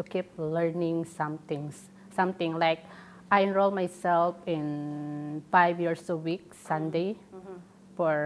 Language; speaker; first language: English; non-native, local second language; Waray